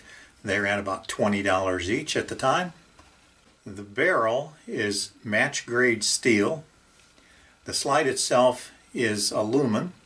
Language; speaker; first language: English; native; English